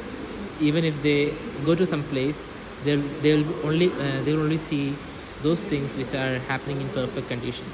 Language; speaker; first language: English; non-native, local second language; Malayalam